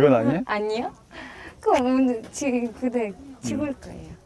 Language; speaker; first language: Korean; non-native, learner; Greek